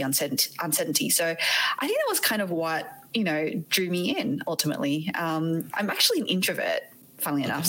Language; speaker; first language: English; native; English